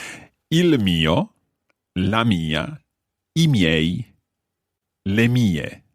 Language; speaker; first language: Italian; non-native, fluent; English